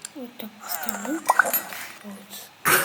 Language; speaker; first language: Russian; non-native, local second language; Kazakh